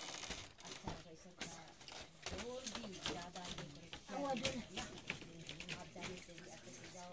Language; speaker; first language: Hindi; non-native, local second language; Adi